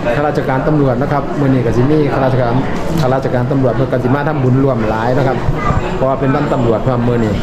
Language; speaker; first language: Thai; native; Thai